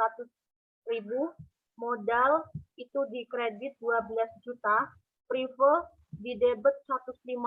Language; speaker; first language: Indonesian; native; Indonesian